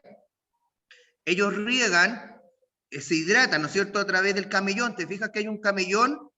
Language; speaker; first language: Spanish; native; Spanish